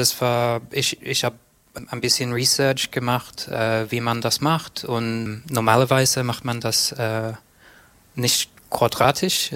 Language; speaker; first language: German; non-native, learner; English